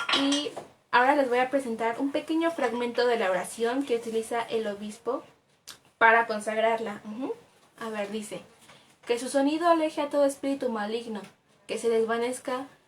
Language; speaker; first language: Spanish; native; Spanish